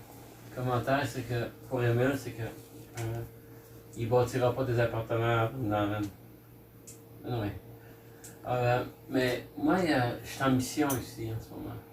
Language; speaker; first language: French; native; French